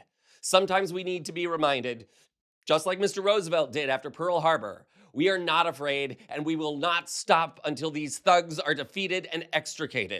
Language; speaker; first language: English; native; English